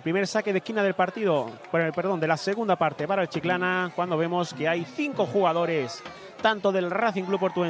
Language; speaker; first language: Spanish; native; Spanish